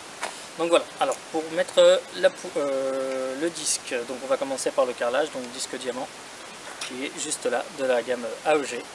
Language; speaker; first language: French; native; French